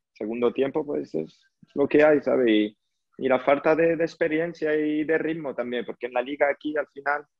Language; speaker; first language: Spanish; early bilingual, heritage; French